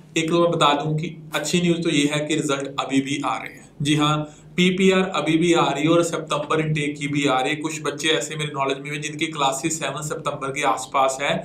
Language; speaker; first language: Hindi; non-native, local second language; Punjabi